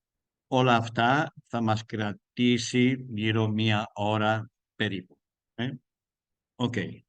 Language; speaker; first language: Greek; non-native, learner; Spanish